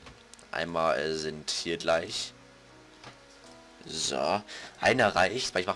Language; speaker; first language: German; native; German